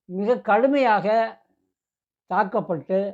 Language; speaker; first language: Tamil; native; Tamil